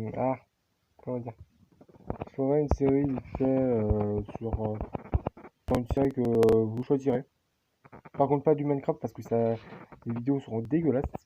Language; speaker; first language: French; native; French